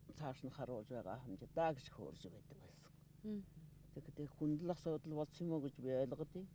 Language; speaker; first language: Mongolian; non-native, local second language; Buriat